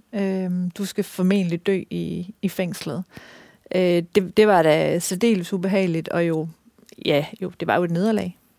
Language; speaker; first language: Danish; native; Danish